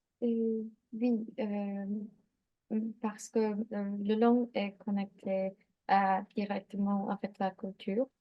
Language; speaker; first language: French; non-native, learner; Polish